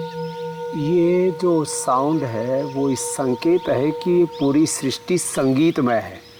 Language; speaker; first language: Hindi; native; Hindi